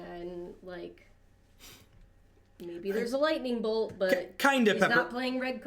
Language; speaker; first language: English; native; English